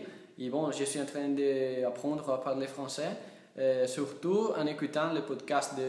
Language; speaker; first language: French; non-native, learner; Italian